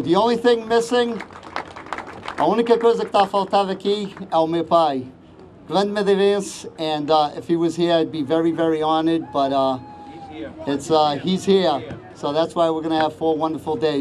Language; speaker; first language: English; early bilingual, other home language; Portuguese